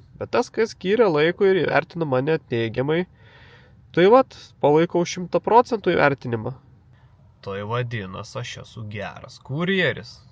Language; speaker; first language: Lithuanian; native; Lithuanian